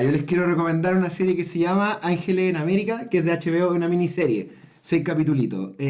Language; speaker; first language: Spanish; native; Spanish